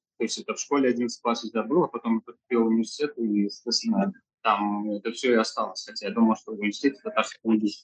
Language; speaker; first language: Russian; native; Russian